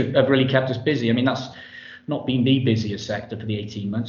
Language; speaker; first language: English; native; English